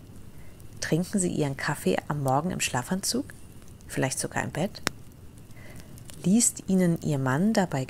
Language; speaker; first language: German; native; German